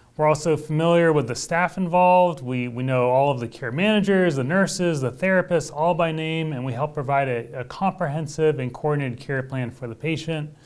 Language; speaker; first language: English; native; English